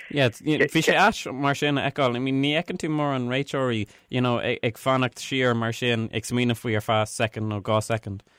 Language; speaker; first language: Irish; non-native, local second language; English